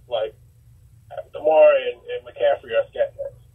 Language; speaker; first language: English; native; English